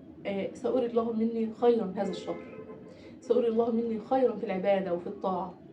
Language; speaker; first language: Arabic; native; Arabic